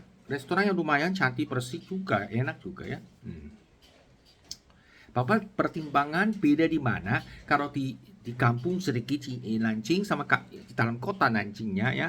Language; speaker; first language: Indonesian; non-native, learner; Chinese